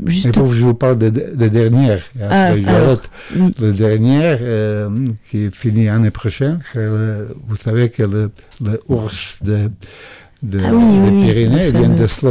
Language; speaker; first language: French; non-native, fluent; Croatian